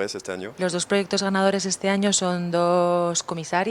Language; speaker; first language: Spanish; native; Spanish